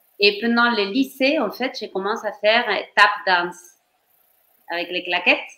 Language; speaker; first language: French; non-native, fluent; Spanish